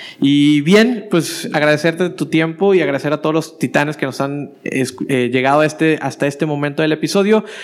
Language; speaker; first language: Spanish; native; Spanish